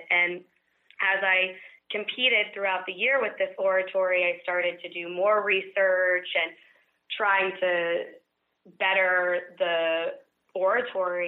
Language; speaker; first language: English; native; English